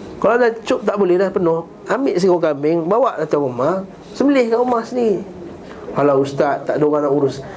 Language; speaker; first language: Malay; native; Malay